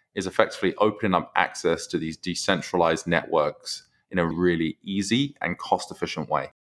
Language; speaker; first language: English; native; English